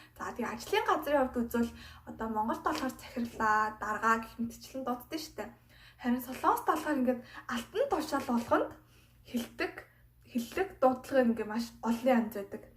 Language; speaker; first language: Mongolian; non-native, fluent; Korean